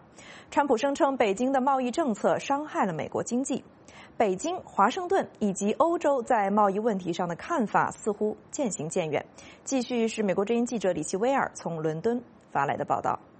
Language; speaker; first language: Chinese; native; Chinese